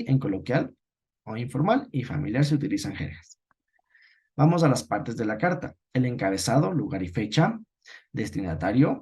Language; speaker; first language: Spanish; native; Spanish